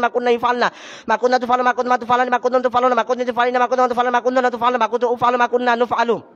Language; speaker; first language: Arabic; non-native, learner; Bangla